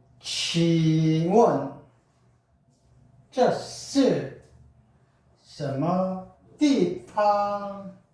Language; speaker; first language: Chinese; non-native, learner; Korean